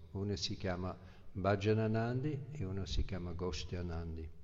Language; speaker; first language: Italian; non-native, fluent; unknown